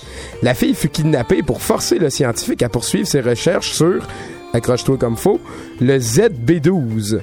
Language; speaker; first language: French; native; French